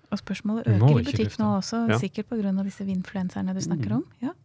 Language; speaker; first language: Norwegian; native; Norwegian